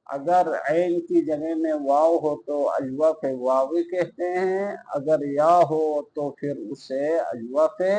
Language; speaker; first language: Urdu; non-native, local second language; Balti